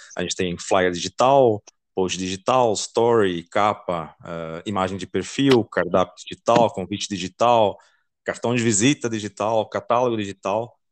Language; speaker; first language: Portuguese; non-native, fluent; Dutch